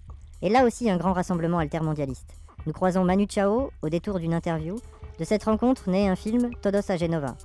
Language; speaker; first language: French; native; French